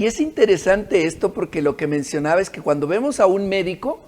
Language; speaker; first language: Spanish; native; Spanish